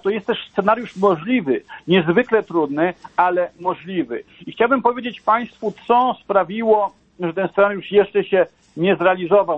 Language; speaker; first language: Polish; native; Polish